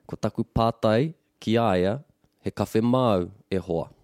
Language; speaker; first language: Māori; non-native, local second language; English